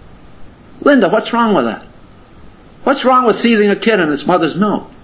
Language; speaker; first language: English; native; English